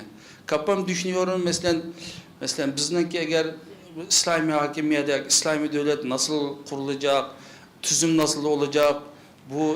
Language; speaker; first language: Turkish; non-native, learner; Uyghur